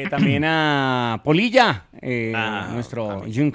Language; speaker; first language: Spanish; native; Spanish